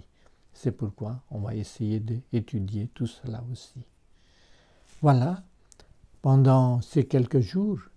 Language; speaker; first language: French; non-native, fluent; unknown